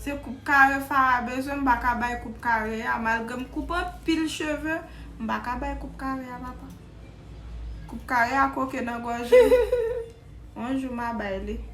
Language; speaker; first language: French; non-native, local second language; Haitian Creole